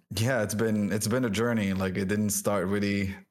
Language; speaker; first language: English; non-native, fluent; French